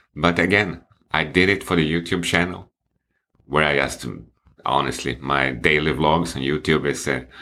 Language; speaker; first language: English; non-native, fluent; Swedish